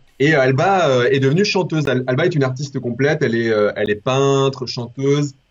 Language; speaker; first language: French; early bilingual, other home language; Spanish